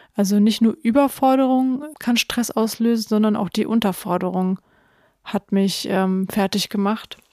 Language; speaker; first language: German; early bilingual, other home language; Russian